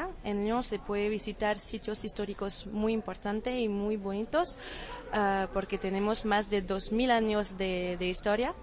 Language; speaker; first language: Spanish; non-native, fluent; French